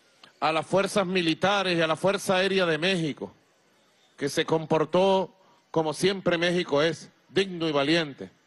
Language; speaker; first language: Spanish; native; Spanish